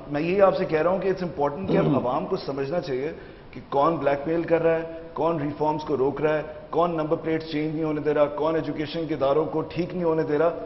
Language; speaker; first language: Urdu; native; Urdu